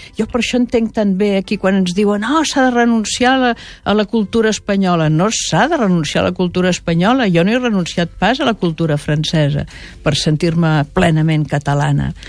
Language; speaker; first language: Catalan; native; Catalan